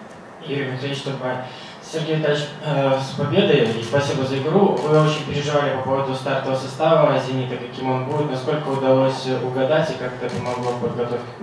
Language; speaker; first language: Russian; native; Russian